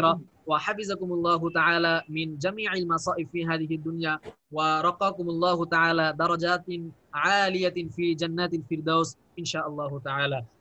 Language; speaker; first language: Arabic; non-native, fluent; Bangla